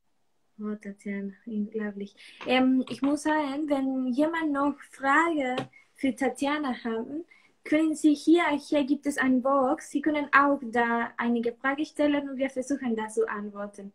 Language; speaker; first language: German; non-native, learner; Spanish